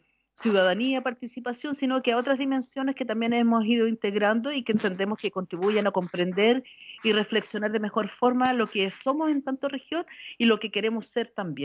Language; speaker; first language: Spanish; native; Spanish